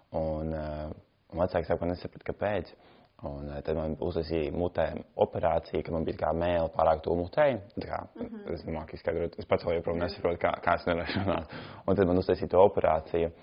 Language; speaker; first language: Latvian; native; Latvian